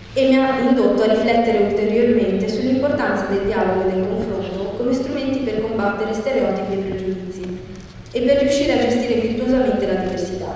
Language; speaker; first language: Italian; early bilingual, other home language; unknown